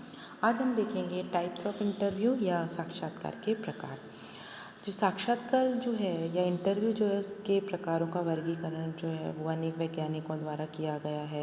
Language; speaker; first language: Hindi; native; Hindi